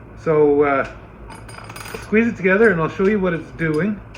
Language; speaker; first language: English; native; English